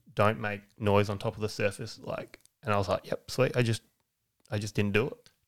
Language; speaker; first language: English; native; English